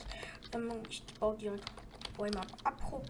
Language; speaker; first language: German; native; German